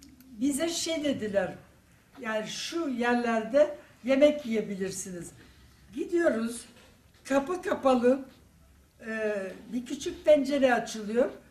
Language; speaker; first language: Turkish; non-native, fluent; German